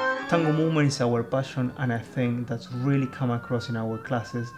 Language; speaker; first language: English; non-native, fluent; Spanish